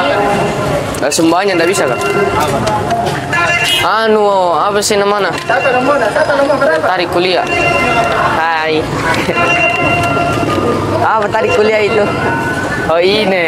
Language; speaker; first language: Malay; early bilingual, heritage; Malay